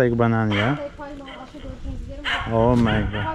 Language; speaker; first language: English; non-native, learner; Russian